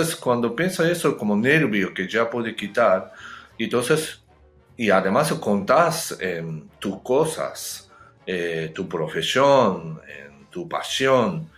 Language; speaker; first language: Spanish; non-native, fluent; Japanese